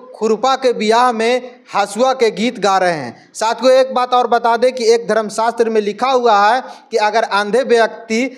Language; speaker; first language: Hindi; native; Hindi